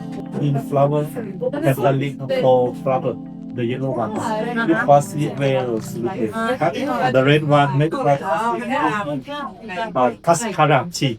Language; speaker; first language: English; non-native, learner; Thai